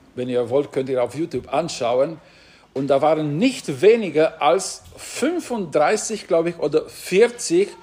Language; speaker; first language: German; non-native, fluent; Romanian